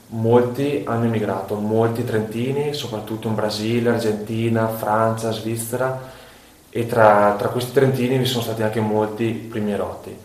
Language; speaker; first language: Italian; native; Italian